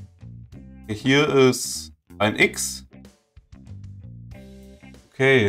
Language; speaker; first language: German; native; German